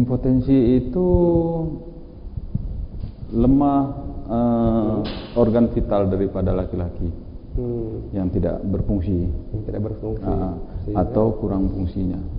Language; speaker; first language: Malay; native; Malay